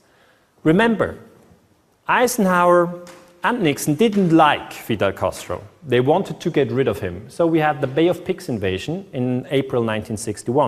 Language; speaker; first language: English; non-native, fluent; German